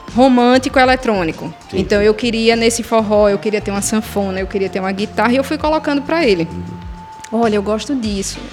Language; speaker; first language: Portuguese; native; Portuguese